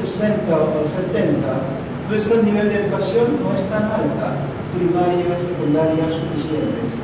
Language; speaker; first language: Spanish; non-native, learner; Korean